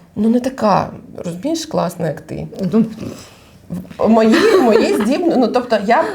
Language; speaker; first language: Ukrainian; non-native, local second language; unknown